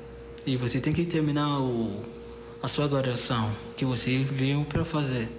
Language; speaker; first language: Portuguese; non-native, fluent; Akan